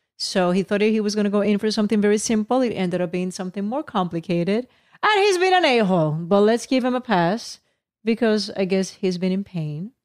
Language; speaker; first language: English; non-native, local second language; Spanish